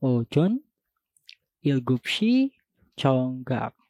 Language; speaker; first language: Korean; non-native, fluent; Indonesian